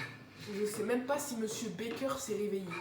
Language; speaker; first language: French; native; French